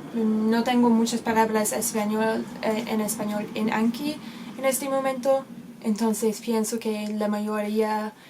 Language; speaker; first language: Spanish; non-native, learner; English